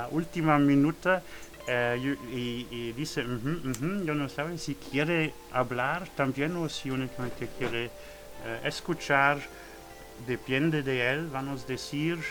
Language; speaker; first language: Spanish; non-native, learner; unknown